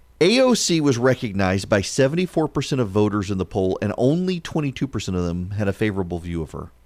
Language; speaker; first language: English; native; English